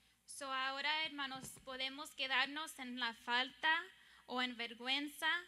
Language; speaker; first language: Spanish; early bilingual, heritage; English